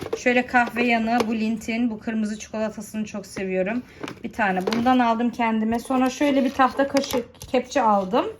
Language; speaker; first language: Turkish; early bilingual, heritage; Turkish